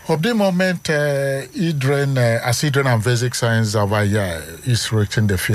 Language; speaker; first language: Dutch; non-native, learner; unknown